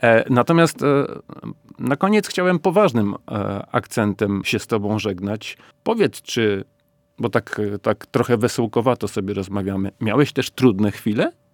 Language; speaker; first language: Polish; native; Polish